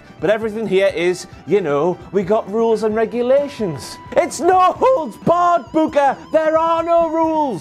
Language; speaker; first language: English; native; English